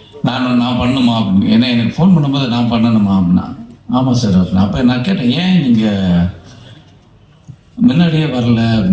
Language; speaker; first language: Tamil; native; Tamil